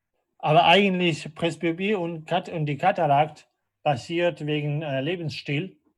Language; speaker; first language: German; non-native, fluent; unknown